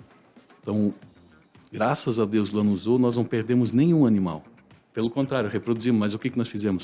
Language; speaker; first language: Portuguese; native; Portuguese